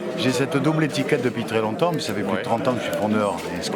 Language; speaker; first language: French; native; French